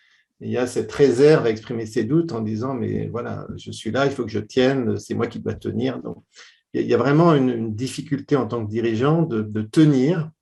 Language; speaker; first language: French; native; French